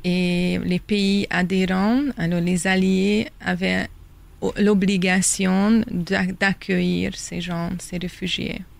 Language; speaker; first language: French; non-native, fluent; Hungarian